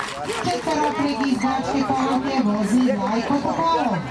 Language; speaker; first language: Bosnian; native; Bosnian